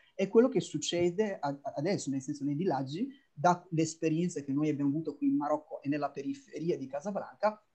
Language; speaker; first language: Italian; native; Italian